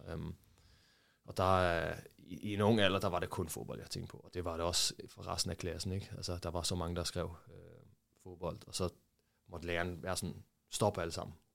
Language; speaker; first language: Danish; early bilingual, other home language; Portuguese